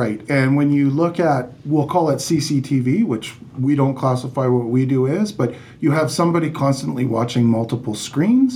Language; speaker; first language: English; native; English